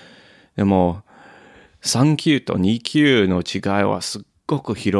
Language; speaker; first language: Japanese; non-native, learner; English